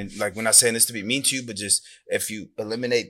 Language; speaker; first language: English; non-native, fluent; Persian